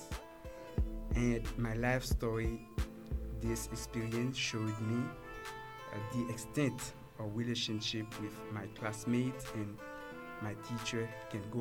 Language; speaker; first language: English; non-native, learner; Haitian Creole